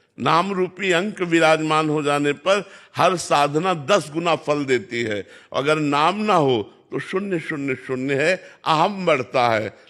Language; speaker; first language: Hindi; native; Hindi